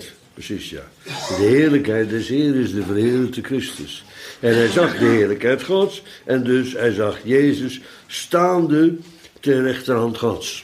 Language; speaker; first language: Dutch; native; Dutch